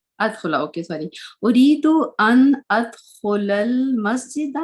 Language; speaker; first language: Arabic; non-native, learner; Urdu